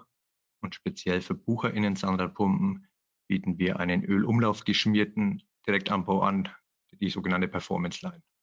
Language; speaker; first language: German; native; German